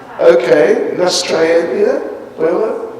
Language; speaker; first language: Russian; non-native, learner; English